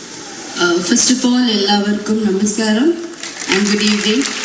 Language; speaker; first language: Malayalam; non-native, local second language; Tamil